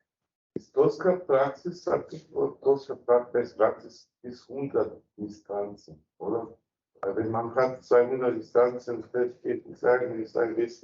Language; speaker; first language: German; non-native, learner; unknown